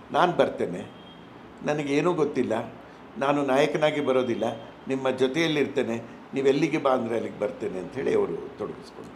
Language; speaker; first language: Kannada; non-native, local second language; Telugu